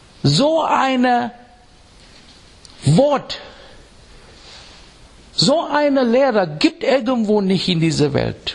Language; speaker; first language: German; non-native, fluent; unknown